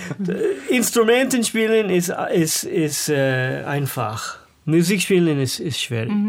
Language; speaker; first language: German; non-native, fluent; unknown